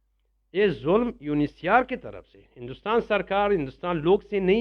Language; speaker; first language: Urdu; non-native, learner; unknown